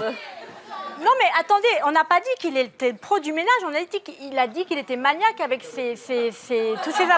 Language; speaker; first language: French; native; French